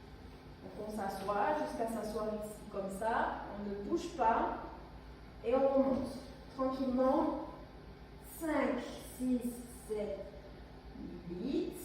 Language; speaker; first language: French; native; French